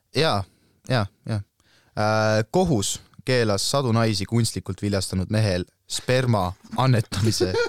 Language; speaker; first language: Estonian; native; Estonian